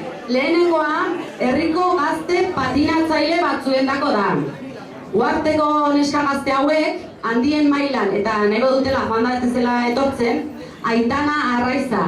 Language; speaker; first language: Basque; native; Basque